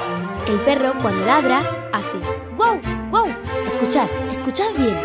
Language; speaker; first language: Spanish; native; Spanish